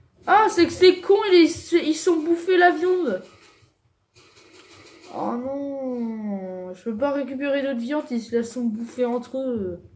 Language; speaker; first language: French; native; French